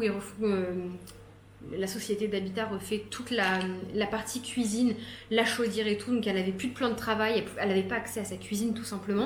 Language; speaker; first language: French; native; French